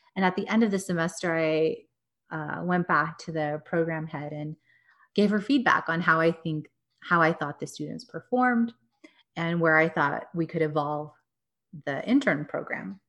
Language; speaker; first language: English; native; English